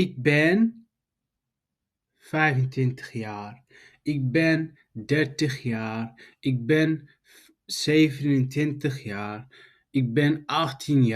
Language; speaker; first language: Dutch; non-native, fluent; Tigrinya